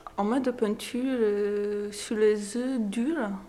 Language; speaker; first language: French; non-native, learner; Polish